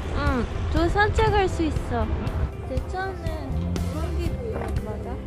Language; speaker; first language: Korean; non-native, learner; Dutch